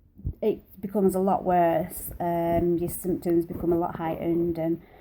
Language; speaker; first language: English; native; English